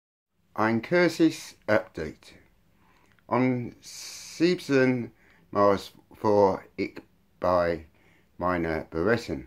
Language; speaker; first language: German; non-native, learner; English